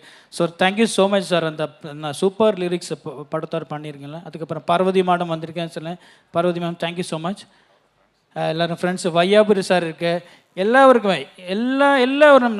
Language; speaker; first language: Tamil; non-native, learner; Malayalam